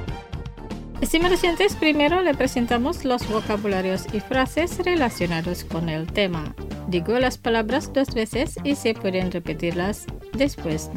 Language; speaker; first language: Spanish; non-native, fluent; Indonesian